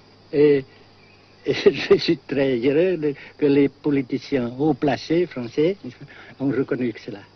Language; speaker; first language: French; non-native, fluent; Vietnamese